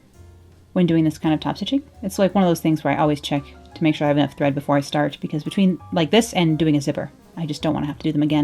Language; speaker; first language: English; native; English